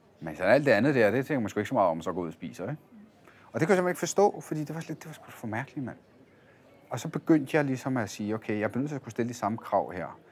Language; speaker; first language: Danish; early bilingual, other home language; Italian